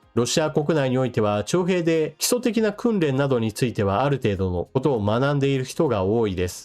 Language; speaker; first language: Japanese; native; Japanese